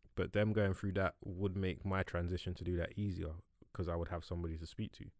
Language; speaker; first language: English; native; English